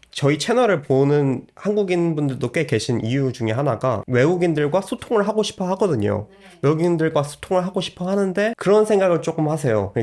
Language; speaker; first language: Korean; native; Korean